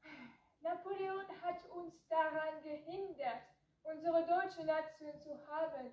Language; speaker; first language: German; non-native, learner; French